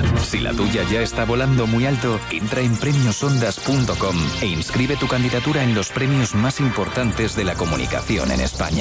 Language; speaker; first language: Spanish; native; Spanish